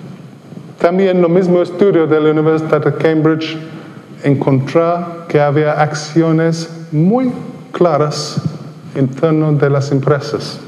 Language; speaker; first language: Spanish; non-native, fluent; English